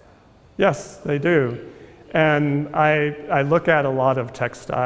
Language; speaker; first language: English; native; English